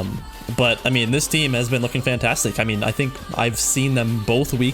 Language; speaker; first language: English; native; English